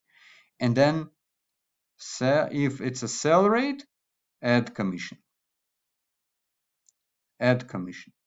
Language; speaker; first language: English; non-native, fluent; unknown